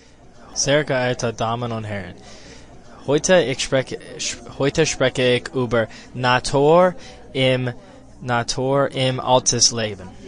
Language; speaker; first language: German; non-native, learner; English